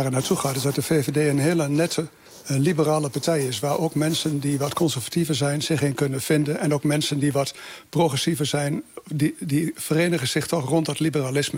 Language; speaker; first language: Dutch; native; Dutch